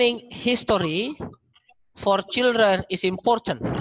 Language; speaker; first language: English; non-native, learner; Indonesian